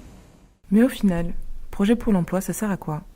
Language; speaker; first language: French; native; French